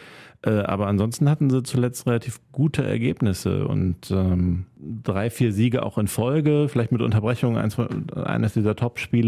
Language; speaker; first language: German; native; German